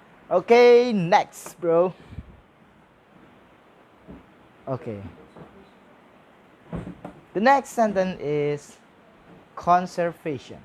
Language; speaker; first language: English; non-native, learner; Indonesian